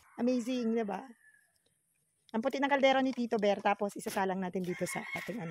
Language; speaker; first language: Filipino; native; Filipino